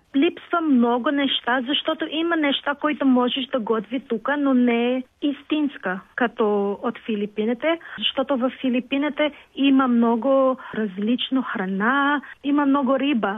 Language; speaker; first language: Bulgarian; non-native, learner; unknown